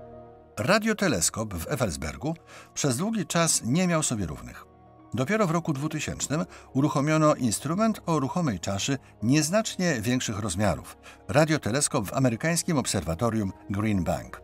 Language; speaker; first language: Polish; native; Polish